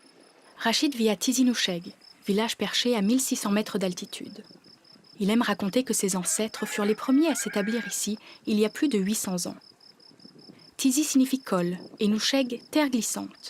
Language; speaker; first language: French; native; French